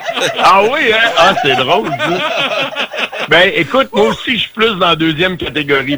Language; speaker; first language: French; native; French